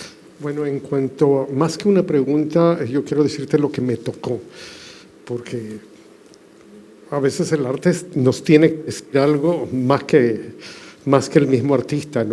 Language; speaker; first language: Spanish; non-native, fluent; French